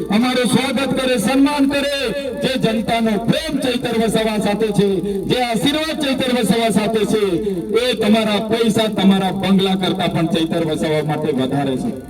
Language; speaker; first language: Gujarati; non-native, local second language; Vasavi